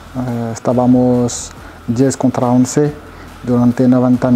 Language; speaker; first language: Spanish; non-native, fluent; French